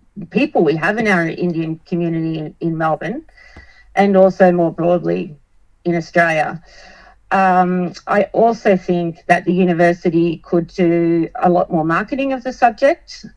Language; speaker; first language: English; native; English